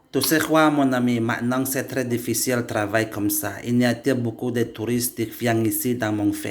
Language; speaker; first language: French; non-native, learner; Indonesian